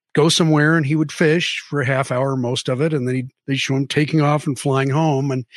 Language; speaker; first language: English; native; English